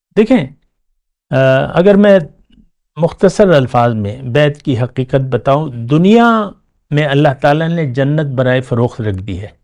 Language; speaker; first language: Urdu; non-native, local second language; Pashto